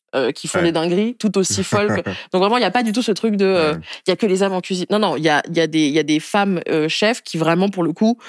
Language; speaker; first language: French; native; French